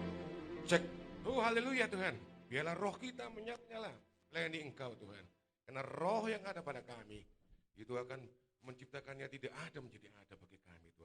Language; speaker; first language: Indonesian; native; Indonesian